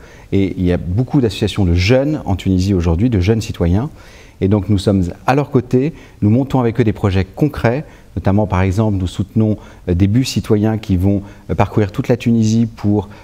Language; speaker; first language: French; native; French